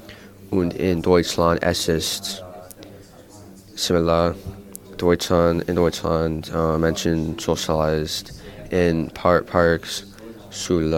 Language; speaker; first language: German; non-native, learner; English